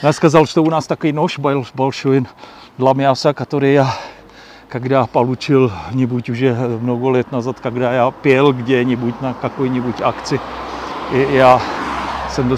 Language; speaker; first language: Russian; non-native, learner; Czech